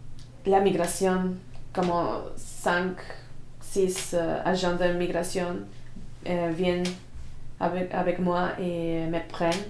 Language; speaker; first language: French; non-native, learner; Spanish